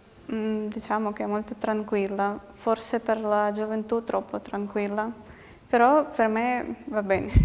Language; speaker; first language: Italian; non-native, fluent; Russian